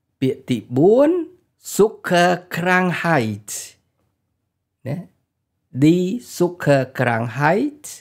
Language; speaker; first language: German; non-native, fluent; Khmer